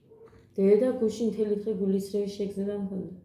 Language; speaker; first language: Georgian; native; Georgian